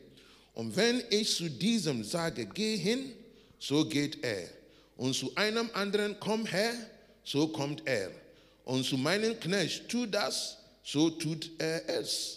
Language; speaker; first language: German; non-native, learner; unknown